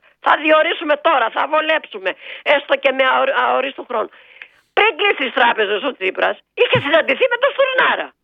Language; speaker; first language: Greek; native; Greek